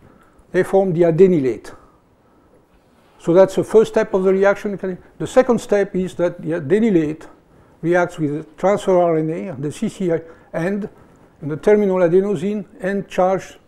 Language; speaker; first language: English; non-native, fluent; French